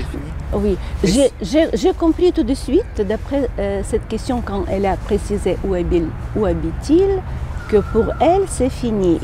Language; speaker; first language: French; non-native, fluent; Ukrainian